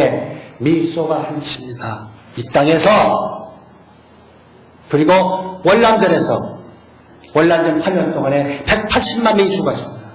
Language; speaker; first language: Korean; native; Korean